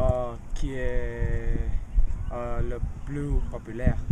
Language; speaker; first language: French; non-native, learner; English